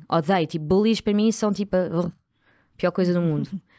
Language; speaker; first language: Portuguese; non-native, local second language; English